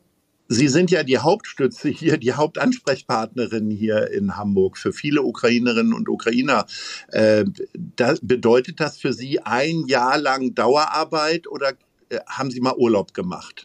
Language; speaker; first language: German; native; German